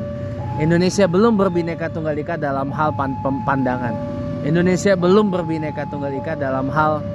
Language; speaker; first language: Indonesian; native; Indonesian